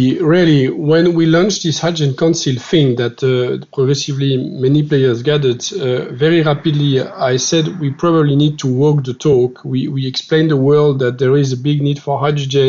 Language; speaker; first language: English; non-native, fluent; French